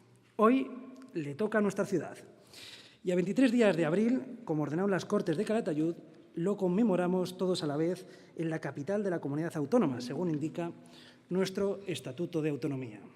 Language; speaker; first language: Spanish; native; Spanish